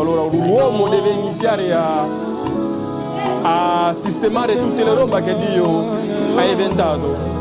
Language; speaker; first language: Italian; non-native, fluent; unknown